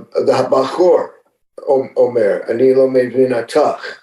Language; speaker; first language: Hebrew; non-native, learner; English